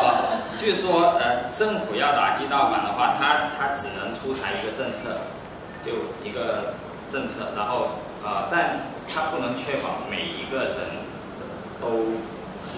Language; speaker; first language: Chinese; native; Chinese